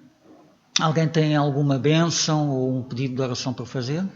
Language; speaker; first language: Portuguese; native; Portuguese